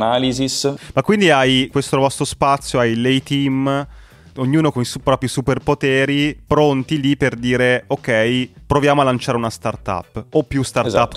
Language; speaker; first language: Italian; native; Italian